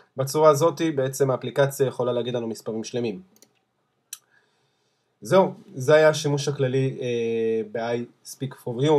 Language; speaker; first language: Hebrew; native; Hebrew